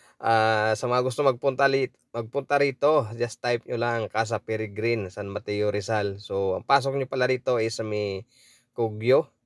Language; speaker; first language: Filipino; native; Filipino